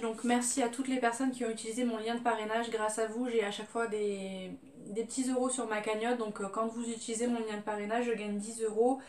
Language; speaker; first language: French; native; French